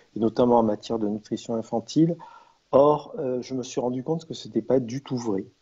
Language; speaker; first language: French; native; French